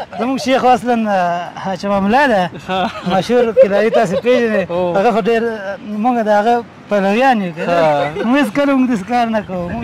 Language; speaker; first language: Pashto; non-native, local second language; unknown